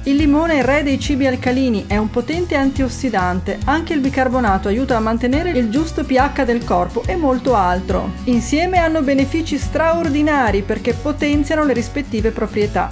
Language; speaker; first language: Italian; native; Italian